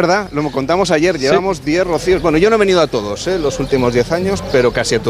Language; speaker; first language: Spanish; native; Spanish